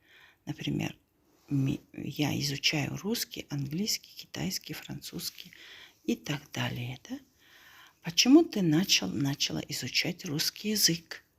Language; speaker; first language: Russian; non-native, local second language; Kazakh